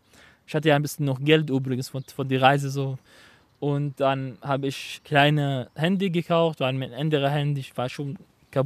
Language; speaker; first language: German; non-native, fluent; Arabic